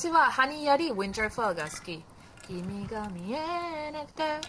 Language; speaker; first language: Japanese; non-native, learner; Spanish